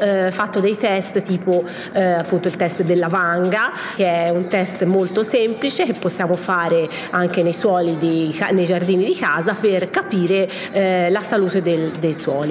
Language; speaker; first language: Italian; native; Italian